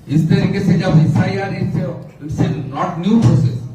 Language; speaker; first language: Hindi; non-native, local second language; Bangla